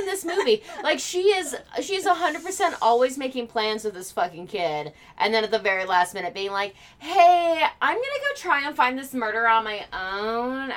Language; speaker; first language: English; native; English